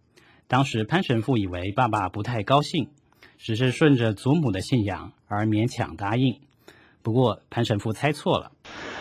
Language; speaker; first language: Chinese; native; Chinese